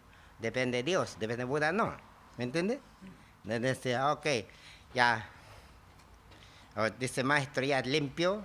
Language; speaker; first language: Spanish; non-native, learner; Tibetan